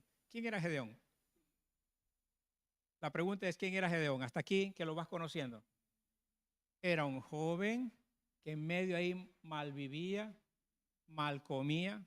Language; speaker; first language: Spanish; native; Spanish